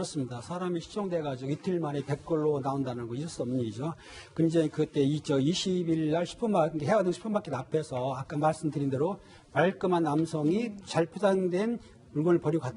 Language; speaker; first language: Korean; native; Korean